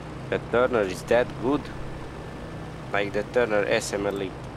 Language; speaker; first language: English; non-native, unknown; Romanian